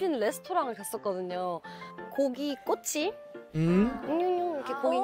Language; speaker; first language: Korean; non-native, learner; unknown